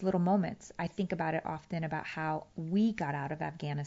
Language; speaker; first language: English; early bilingual, other home language; Persian